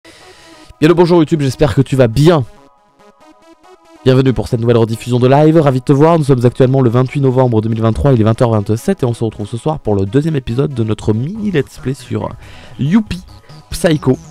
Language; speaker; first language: French; native; French